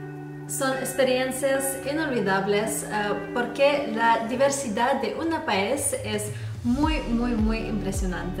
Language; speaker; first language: Spanish; non-native, fluent; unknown